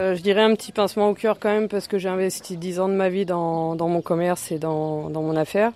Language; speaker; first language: French; native; French